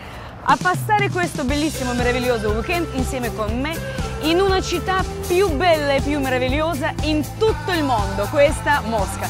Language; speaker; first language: Italian; non-native, fluent; Russian